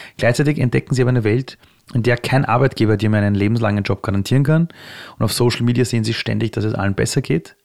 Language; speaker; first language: German; early bilingual, other home language; Persian